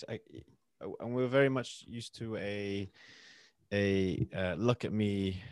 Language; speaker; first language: English; native; English